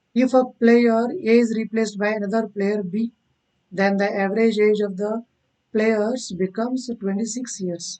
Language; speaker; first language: English; non-native, local second language; Kannada